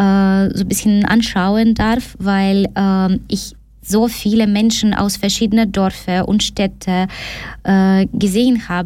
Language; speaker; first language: German; non-native, fluent; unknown